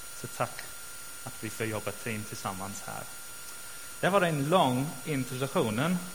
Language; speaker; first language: Swedish; non-native, fluent; English